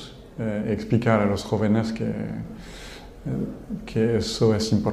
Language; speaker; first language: Spanish; non-native, learner; French